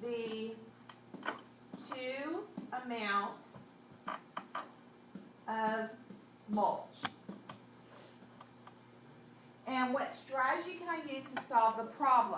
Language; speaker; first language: English; native; English